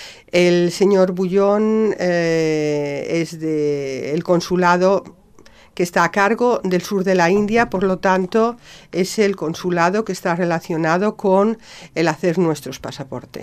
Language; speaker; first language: Spanish; native; Spanish